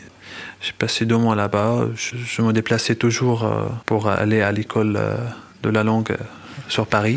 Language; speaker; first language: French; non-native, fluent; Arabic